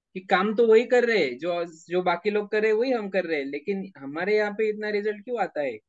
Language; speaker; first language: Hindi; non-native, local second language; Marathi